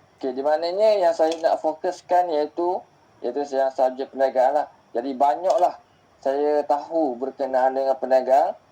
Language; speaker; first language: Malay; native; Malay